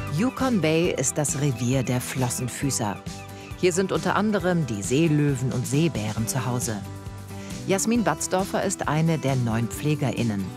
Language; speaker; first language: German; native; German